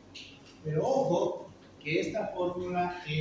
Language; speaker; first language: Spanish; native; Spanish